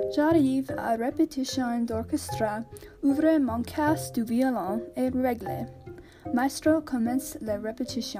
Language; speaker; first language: French; non-native, learner; English